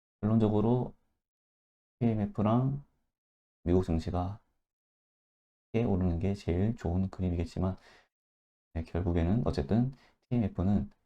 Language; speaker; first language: Korean; native; Korean